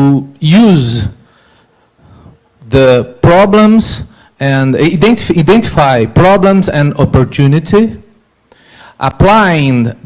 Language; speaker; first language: English; non-native, learner; Portuguese